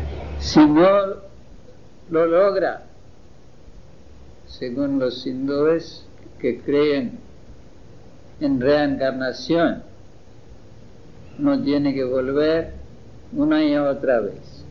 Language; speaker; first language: Spanish; non-native, fluent; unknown